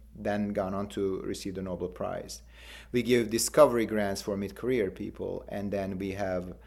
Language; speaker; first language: English; non-native, fluent; Turkish